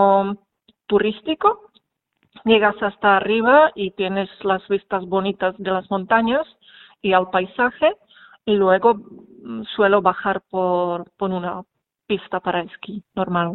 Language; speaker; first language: Spanish; non-native, fluent; Czech